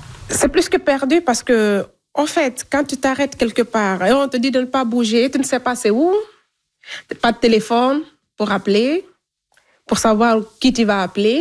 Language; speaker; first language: French; non-native, local second language; Fula